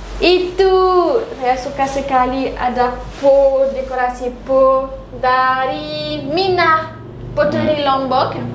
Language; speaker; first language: Indonesian; non-native, learner; French